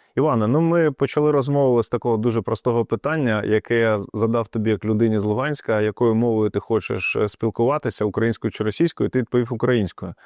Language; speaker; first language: Ukrainian; non-native, local second language; Russian